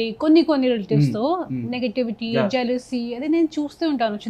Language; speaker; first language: Telugu; non-native, local second language; Hindi